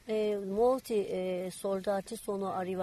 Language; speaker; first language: Italian; non-native, learner; Kurdish